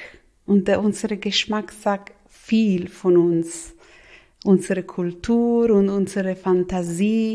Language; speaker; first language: German; non-native, local second language; Italian